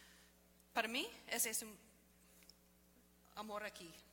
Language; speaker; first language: Portuguese; early bilingual, heritage; Portuguese